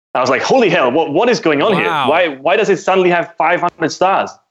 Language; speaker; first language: English; non-native, fluent; German